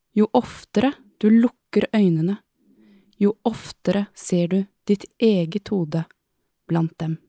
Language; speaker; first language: Norwegian; native; Norwegian